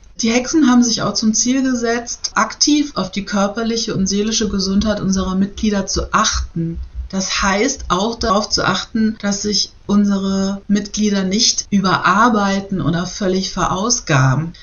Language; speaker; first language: German; native; German